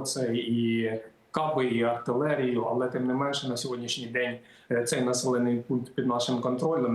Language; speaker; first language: Ukrainian; native; Ukrainian